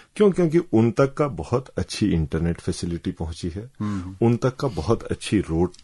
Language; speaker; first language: Hindi; native; Hindi